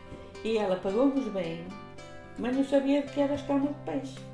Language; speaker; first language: Portuguese; native; Portuguese